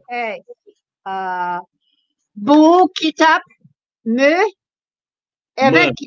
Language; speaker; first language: Turkish; non-native, learner; English